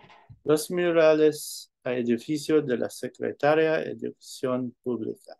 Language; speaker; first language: Spanish; non-native, learner; English